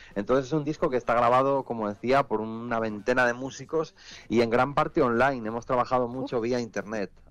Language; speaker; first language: Spanish; native; Spanish